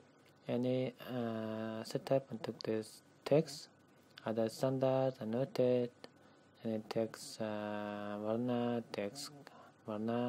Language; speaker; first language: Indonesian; non-native, learner; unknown